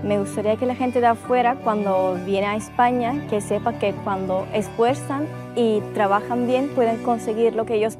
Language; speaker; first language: Spanish; non-native, learner; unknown